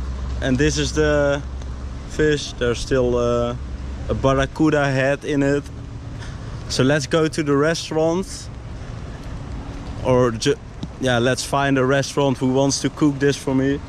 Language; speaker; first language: English; non-native, fluent; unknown